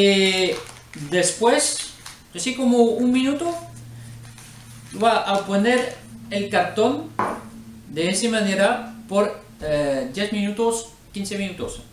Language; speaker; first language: Spanish; non-native, learner; French